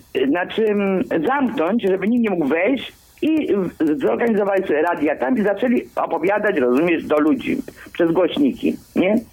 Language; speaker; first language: Polish; early bilingual, other home language; Greek